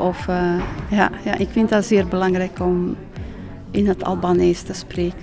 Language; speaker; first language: Dutch; non-native, fluent; Albanian